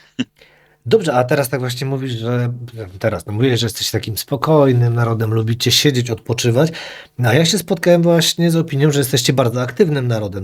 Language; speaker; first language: Polish; native; Polish